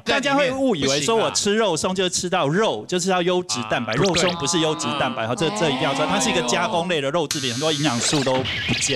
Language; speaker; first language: Chinese; native; Chinese